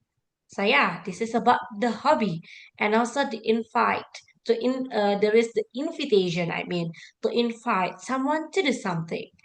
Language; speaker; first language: English; non-native, learner; Indonesian